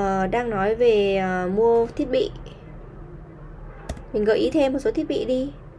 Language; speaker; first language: Vietnamese; native; Vietnamese